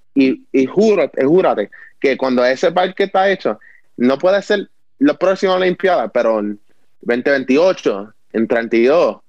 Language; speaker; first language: Spanish; early bilingual, heritage; Spanish